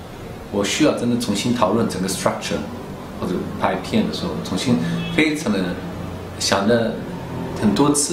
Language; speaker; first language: Chinese; early bilingual, heritage; German